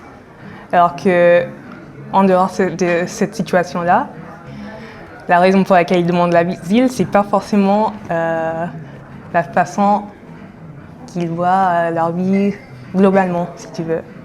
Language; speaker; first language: French; non-native, fluent; English